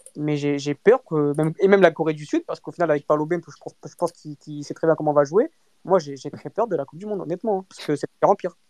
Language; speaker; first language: French; early bilingual, other home language; Portuguese